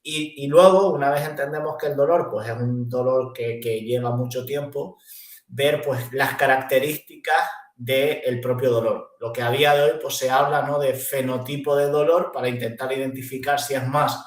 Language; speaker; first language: Spanish; native; Spanish